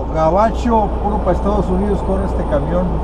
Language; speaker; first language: Spanish; native; Spanish